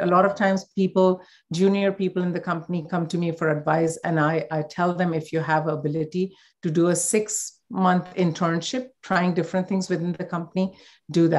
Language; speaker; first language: English; non-native, local second language; Hindi